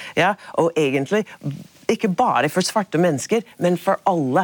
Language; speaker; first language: Norwegian; non-native, fluent; English